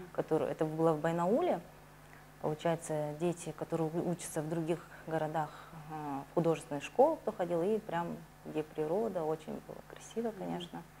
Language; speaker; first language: Russian; native; Russian